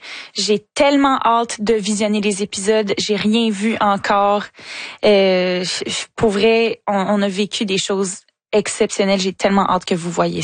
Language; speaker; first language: French; native; French